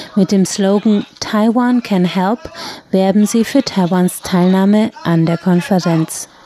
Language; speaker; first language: German; native; German